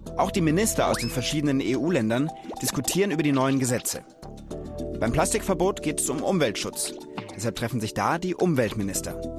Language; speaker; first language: German; native; German